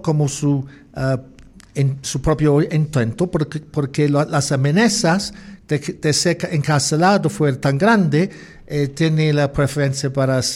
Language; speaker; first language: Spanish; non-native, learner; English